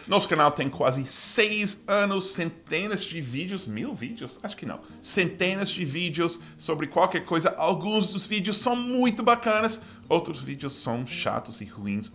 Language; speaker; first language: Portuguese; non-native, fluent; English